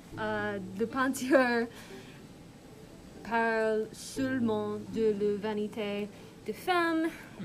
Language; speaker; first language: French; non-native, learner; English